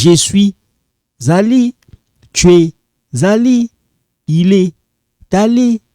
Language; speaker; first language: French; non-native, local second language; Lingala